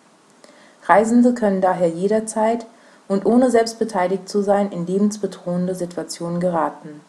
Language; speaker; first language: German; native; German